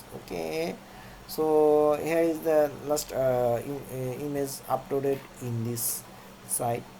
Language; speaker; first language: English; non-native, local second language; Bangla